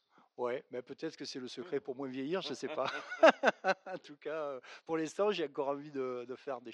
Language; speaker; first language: French; native; French